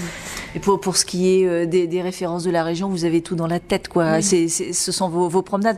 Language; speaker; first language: French; native; French